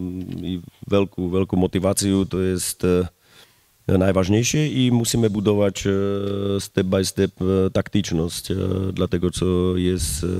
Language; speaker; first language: Polish; non-native, learner; Slovak